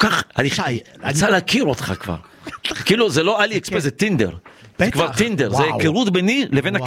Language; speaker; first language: Hebrew; native; Hebrew